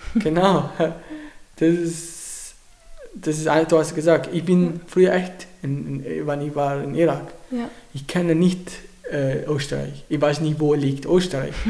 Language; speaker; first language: German; non-native, learner; Arabic